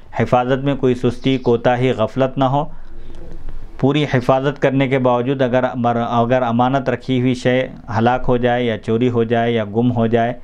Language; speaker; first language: Urdu; native; Urdu